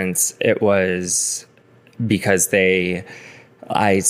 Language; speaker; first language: English; native; English